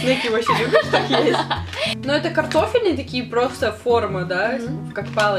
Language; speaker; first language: Russian; native; Russian